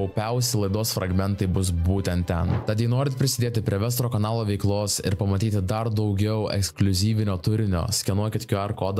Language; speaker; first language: Lithuanian; native; Lithuanian